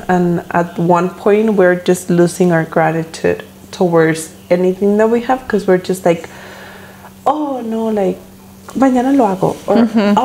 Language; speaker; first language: English; early bilingual, other home language; Spanish